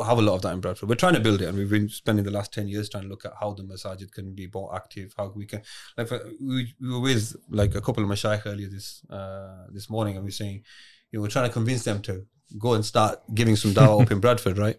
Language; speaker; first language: English; native; English